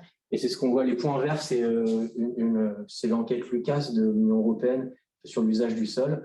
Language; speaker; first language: French; native; French